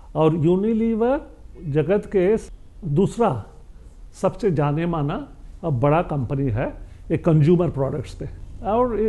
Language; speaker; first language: Hindi; non-native, local second language; Bangla